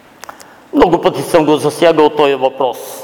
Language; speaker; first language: Bulgarian; native; Bulgarian